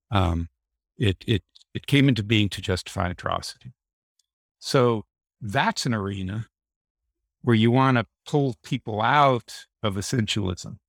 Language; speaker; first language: English; native; English